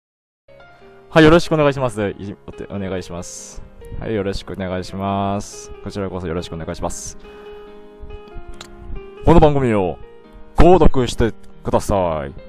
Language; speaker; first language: Japanese; non-native, learner; Korean